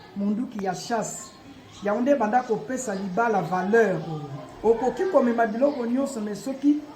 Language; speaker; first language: Lingala; non-native, local second language; Luba-Lulua